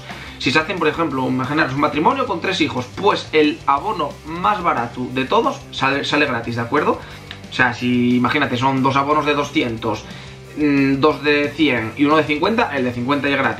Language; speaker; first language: Spanish; native; Spanish